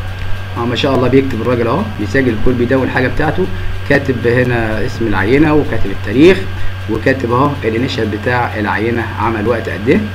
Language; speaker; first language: Arabic; native; Arabic